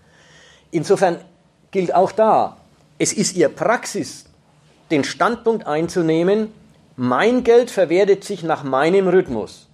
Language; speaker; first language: German; native; German